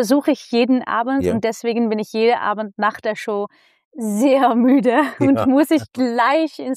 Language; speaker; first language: German; non-native, fluent; Dutch